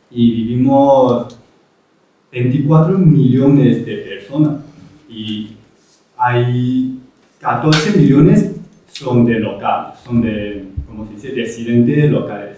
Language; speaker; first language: Spanish; non-native, fluent; Chinese